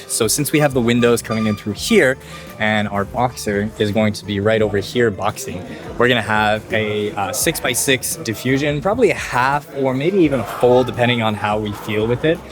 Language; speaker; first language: English; native; English